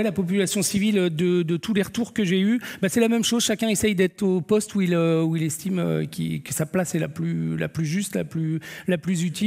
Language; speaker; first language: French; native; French